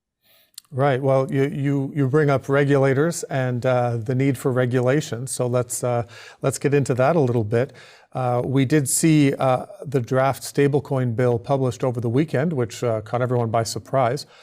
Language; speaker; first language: English; native; English